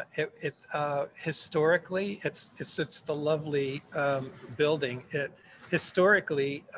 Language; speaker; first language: English; native; English